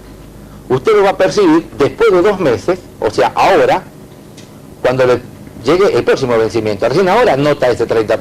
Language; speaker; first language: Spanish; native; Spanish